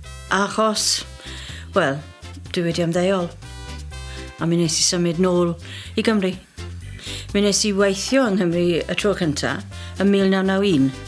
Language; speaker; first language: Welsh; non-native, learner; English